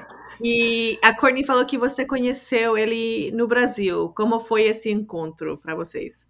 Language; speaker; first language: Portuguese; non-native, fluent; English